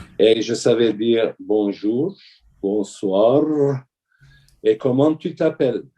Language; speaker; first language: French; non-native, fluent; Armenian